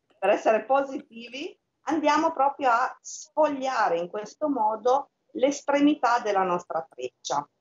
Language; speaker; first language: Italian; early bilingual, other home language; Albanian